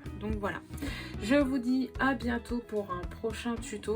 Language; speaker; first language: French; native; French